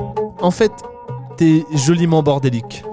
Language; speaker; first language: French; native; French